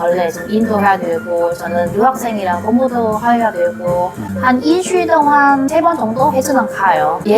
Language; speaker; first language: Korean; non-native, learner; Vietnamese